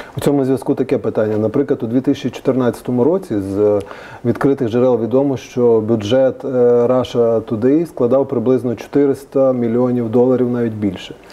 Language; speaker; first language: Ukrainian; native; Ukrainian